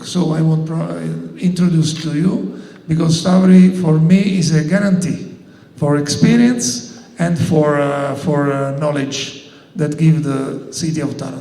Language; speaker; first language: English; non-native, learner; Italian